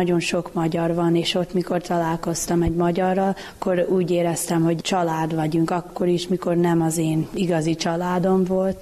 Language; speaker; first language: Hungarian; early bilingual, heritage; Hungarian